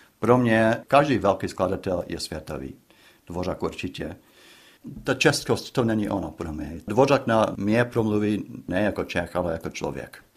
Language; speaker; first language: Czech; non-native, fluent; English